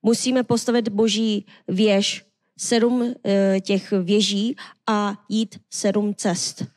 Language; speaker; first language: Czech; non-native, learner; Korean